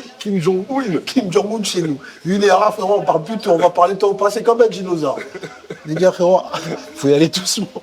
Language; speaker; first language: French; early bilingual, other home language; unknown